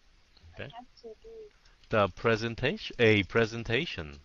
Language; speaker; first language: English; early bilingual, heritage; Vietnamese